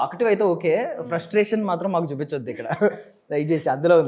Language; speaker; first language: Telugu; native; Telugu